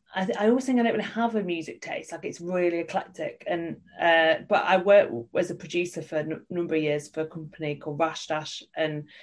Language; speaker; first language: English; native; English